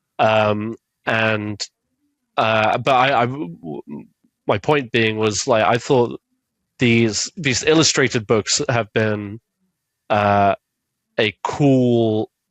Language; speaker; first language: English; native; English